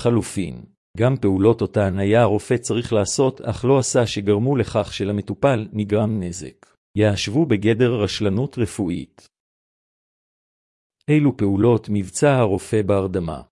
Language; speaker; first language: Hebrew; native; Hebrew